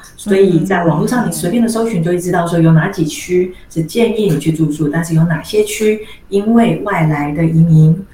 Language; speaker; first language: Chinese; native; Chinese